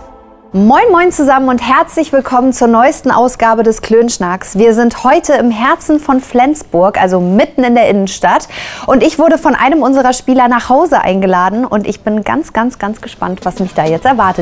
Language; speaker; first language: German; native; German